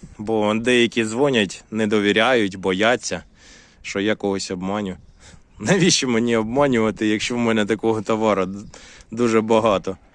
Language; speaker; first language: Ukrainian; non-native, local second language; Russian